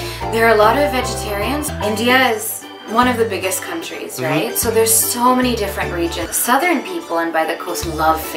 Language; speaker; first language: English; early bilingual, other home language; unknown